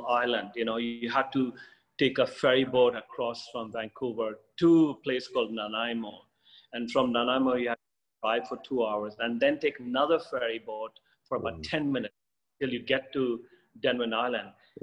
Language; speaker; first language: English; non-native, local second language; Bangla